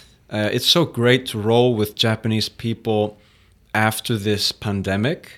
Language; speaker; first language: English; non-native, fluent; Icelandic